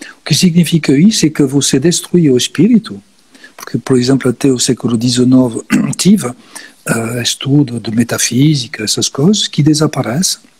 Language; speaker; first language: Portuguese; non-native, fluent; French